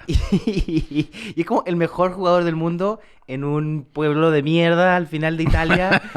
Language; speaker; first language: Spanish; native; Spanish